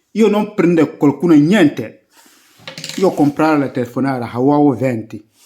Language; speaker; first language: Italian; non-native, learner; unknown